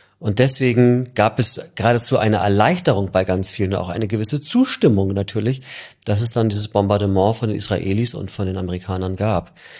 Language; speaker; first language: German; native; German